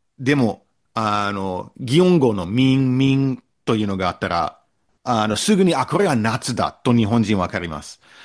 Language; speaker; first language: Japanese; non-native, fluent; English